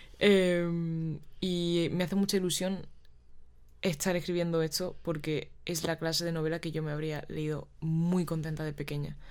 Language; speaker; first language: Spanish; native; Spanish